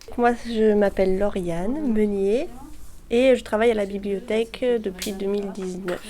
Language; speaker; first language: French; native; French